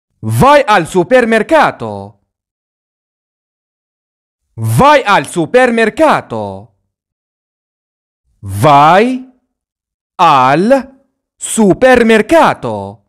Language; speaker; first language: Italian; non-native, fluent; Arabic